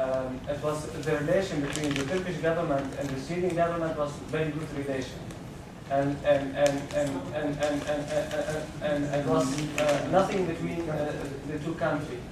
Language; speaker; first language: English; non-native, learner; Arabic